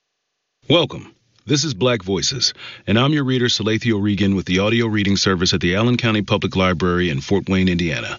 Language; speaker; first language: English; native; English